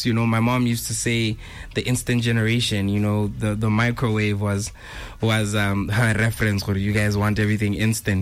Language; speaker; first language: English; non-native, local second language; Tswana